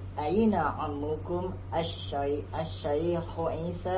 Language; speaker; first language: Arabic; non-native, learner; Indonesian